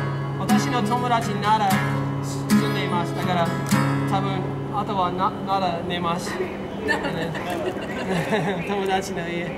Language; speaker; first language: Japanese; non-native, learner; English